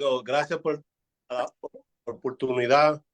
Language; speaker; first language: Spanish; early bilingual, heritage; Spanish